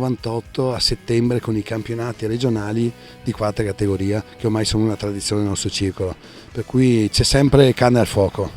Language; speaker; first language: Italian; native; Italian